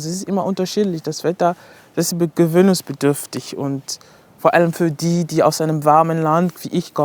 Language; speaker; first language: German; non-native, fluent; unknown